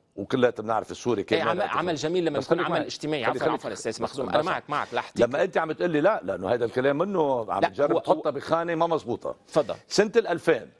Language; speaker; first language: Arabic; native; Arabic